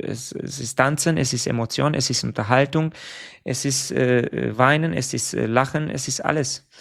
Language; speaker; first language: German; non-native, fluent; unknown